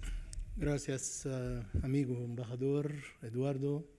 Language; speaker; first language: Spanish; non-native, learner; Arabic